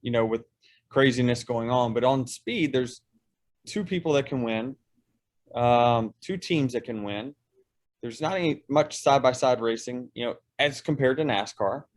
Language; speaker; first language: English; native; English